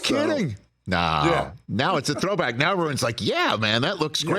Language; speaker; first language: English; native; English